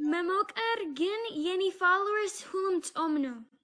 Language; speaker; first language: Amharic; non-native, learner; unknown